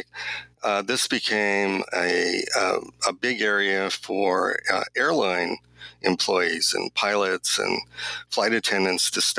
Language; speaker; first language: English; native; English